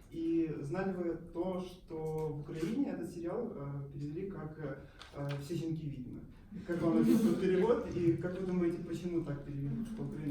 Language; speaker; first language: Russian; native; Russian